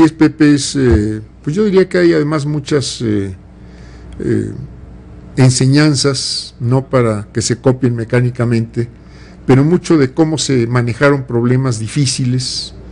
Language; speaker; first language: Spanish; native; Spanish